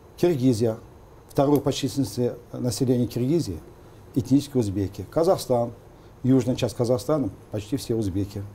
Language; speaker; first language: Russian; non-native, local second language; Uzbek